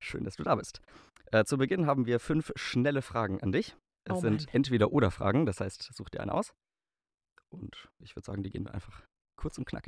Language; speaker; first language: German; native; German